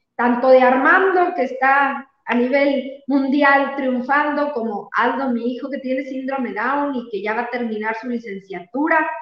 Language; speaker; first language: Spanish; native; Spanish